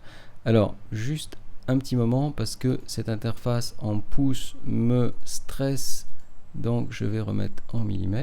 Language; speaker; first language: French; native; French